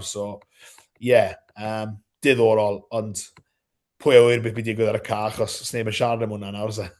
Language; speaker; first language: Welsh; native; Welsh